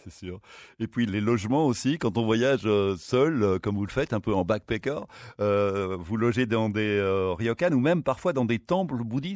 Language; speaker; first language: French; native; French